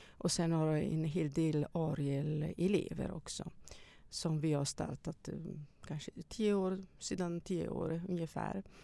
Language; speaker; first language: Swedish; non-native, fluent; Italian